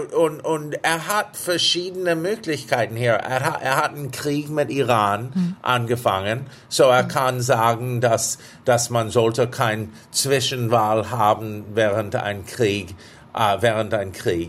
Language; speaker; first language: German; non-native, fluent; English